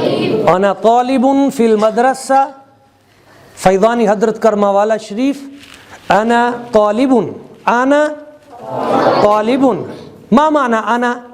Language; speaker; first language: Arabic; non-native, fluent; Urdu